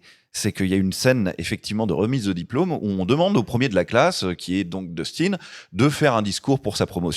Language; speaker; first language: French; native; French